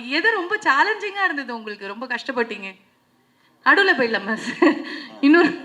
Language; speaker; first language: Tamil; native; Tamil